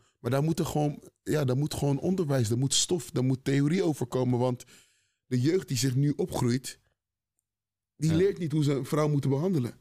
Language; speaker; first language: Dutch; early bilingual, other home language; Akan